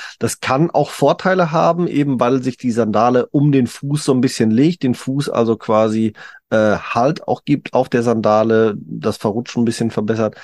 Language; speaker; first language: German; native; German